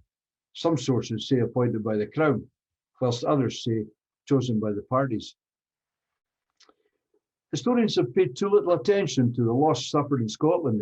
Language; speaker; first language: English; native; English